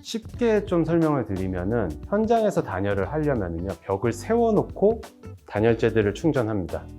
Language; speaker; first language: Korean; native; Korean